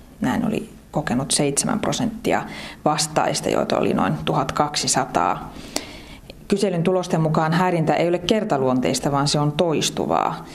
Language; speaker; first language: Finnish; native; Finnish